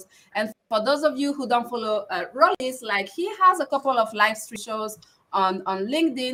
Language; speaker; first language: English; non-native, fluent; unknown